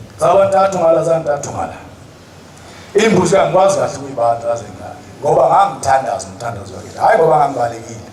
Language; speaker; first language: Zulu; native; Zulu